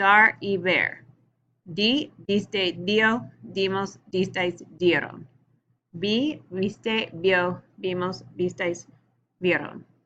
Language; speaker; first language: Spanish; non-native, learner; English